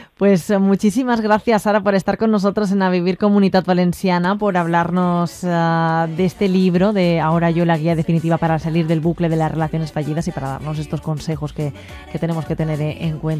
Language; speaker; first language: Spanish; native; Spanish